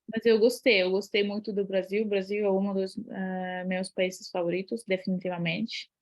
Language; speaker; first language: Portuguese; non-native, fluent; Ukrainian